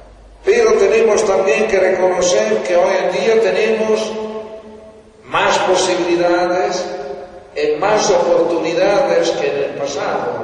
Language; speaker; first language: Spanish; non-native, fluent; Italian